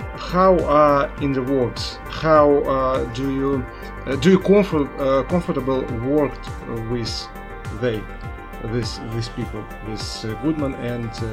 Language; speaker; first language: English; non-native, learner; Russian